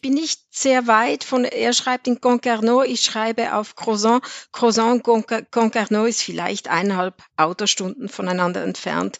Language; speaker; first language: German; native; German